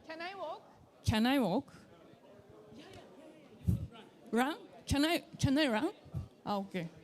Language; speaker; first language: English; non-native, learner; Japanese